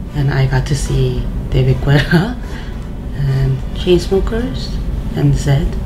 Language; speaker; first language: English; non-native, fluent; Korean